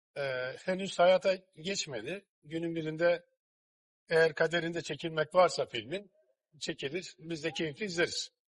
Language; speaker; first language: Turkish; native; Turkish